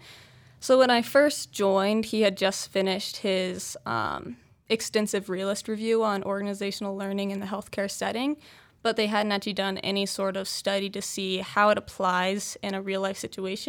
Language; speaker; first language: English; native; English